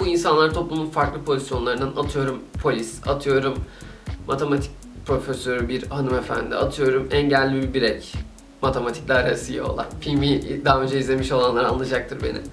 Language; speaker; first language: Turkish; native; Turkish